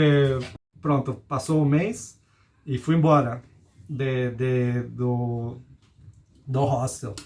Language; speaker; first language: Portuguese; non-native, fluent; Spanish